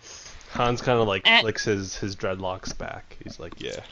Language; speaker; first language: English; native; English